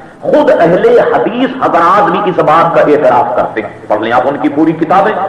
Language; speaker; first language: Urdu; native; Urdu